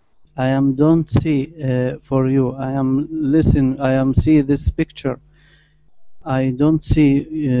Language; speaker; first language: English; non-native, learner; Arabic